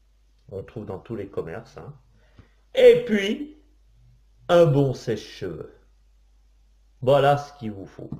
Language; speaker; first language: French; native; French